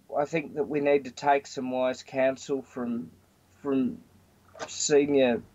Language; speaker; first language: English; native; English